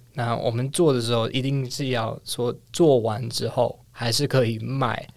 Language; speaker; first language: Chinese; non-native, fluent; English